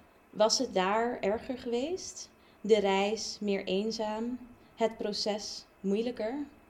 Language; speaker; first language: Dutch; non-native, local second language; Papiamento